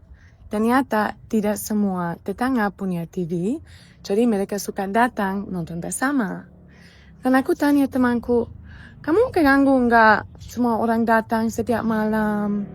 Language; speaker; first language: Indonesian; non-native, fluent; German